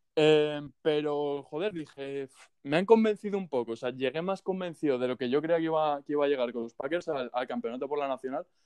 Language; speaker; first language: Spanish; native; Spanish